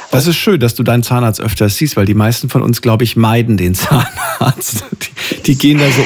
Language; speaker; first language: German; native; German